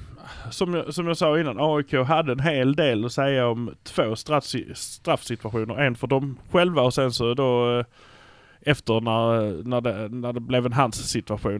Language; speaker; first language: Swedish; native; Swedish